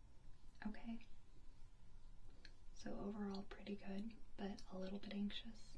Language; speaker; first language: English; native; English